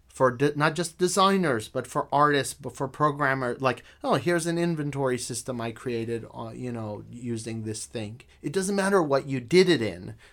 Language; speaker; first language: English; native; English